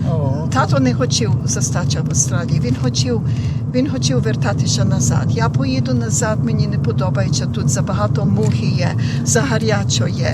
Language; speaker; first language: Ukrainian; early bilingual, heritage; Ukrainian